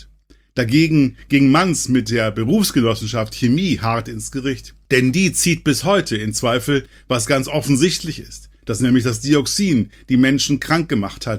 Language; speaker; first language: German; native; German